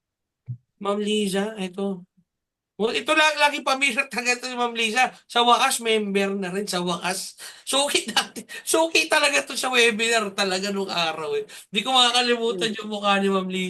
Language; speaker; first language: Filipino; native; Filipino